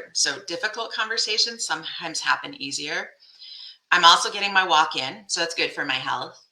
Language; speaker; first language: English; native; English